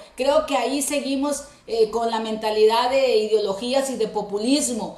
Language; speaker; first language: Spanish; native; Spanish